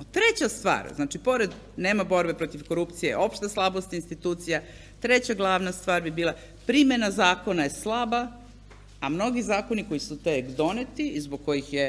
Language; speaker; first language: Serbian; native; Serbian